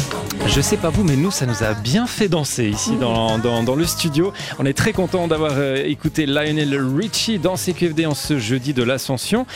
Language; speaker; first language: French; native; French